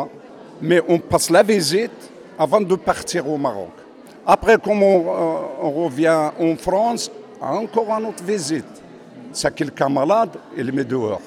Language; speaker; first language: French; non-native, fluent; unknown